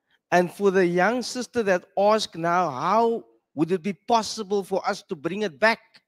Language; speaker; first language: English; non-native, local second language; Afrikaans